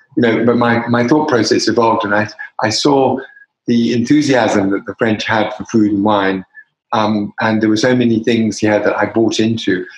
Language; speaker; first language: English; native; English